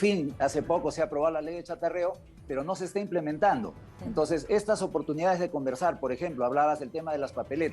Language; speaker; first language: Spanish; native; Spanish